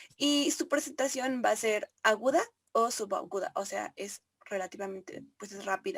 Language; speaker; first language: Spanish; native; Spanish